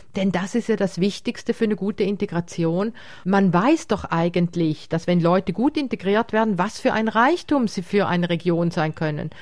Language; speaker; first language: German; native; German